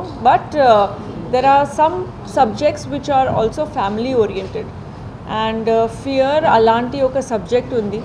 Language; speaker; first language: Telugu; non-native, local second language; Tamil